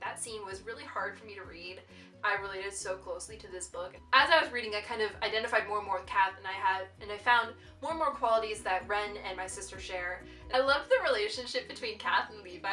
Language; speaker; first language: English; native; English